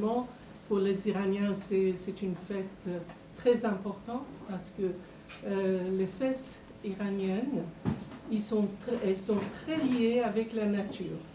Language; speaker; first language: French; non-native, fluent; Persian